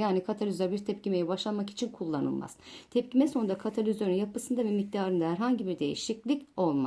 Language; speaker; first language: Turkish; native; Turkish